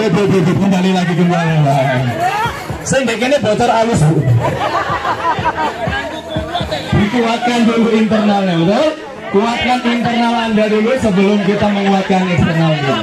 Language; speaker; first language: Indonesian; non-native, local second language; Javanese